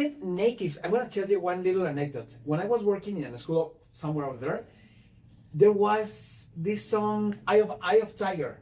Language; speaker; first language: English; non-native, fluent; Spanish